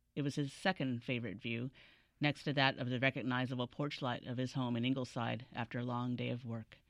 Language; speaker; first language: English; native; English